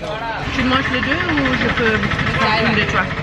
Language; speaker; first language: French; non-native, learner; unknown